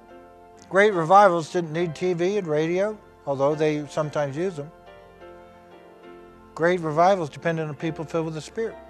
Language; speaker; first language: English; native; English